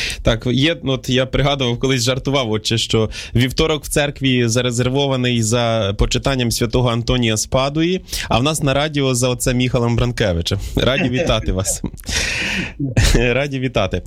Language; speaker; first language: Ukrainian; native; Ukrainian